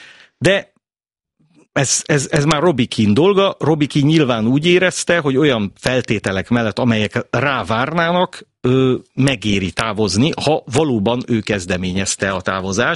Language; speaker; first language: Hungarian; native; Hungarian